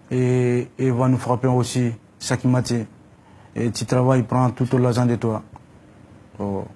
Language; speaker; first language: French; non-native, learner; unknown